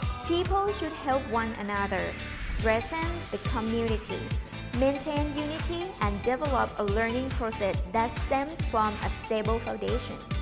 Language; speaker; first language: English; non-native, fluent; Thai